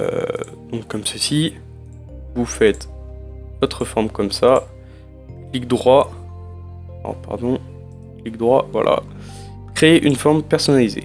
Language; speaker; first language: French; native; French